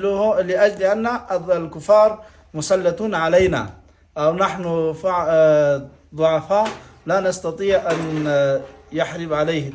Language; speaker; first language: Arabic; non-native, fluent; Pashto